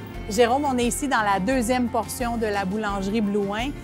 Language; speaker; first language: French; native; French